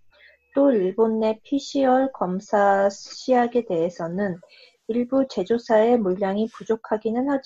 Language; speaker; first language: Korean; early bilingual, heritage; Korean